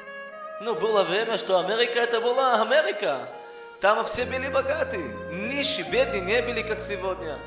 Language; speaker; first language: Russian; early bilingual, heritage; Russian